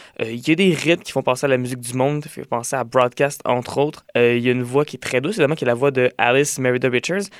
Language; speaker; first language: French; native; French